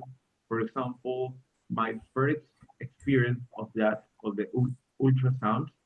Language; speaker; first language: English; non-native, learner; Spanish